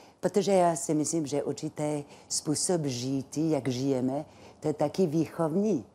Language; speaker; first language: Czech; non-native, fluent; French